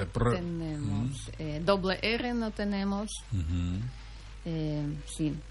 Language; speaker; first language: Spanish; non-native, fluent; Russian